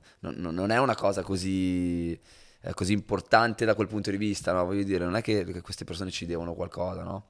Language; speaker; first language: Italian; native; Italian